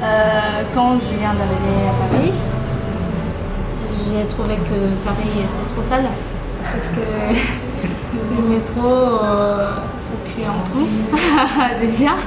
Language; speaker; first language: French; non-native, fluent; Korean